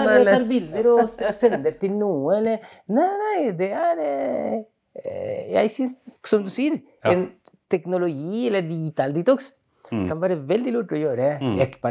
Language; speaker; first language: Norwegian; non-native, fluent; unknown